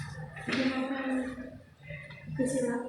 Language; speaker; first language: French; non-native, learner; Indonesian